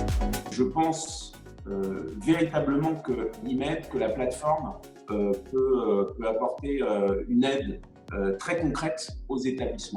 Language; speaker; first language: French; native; French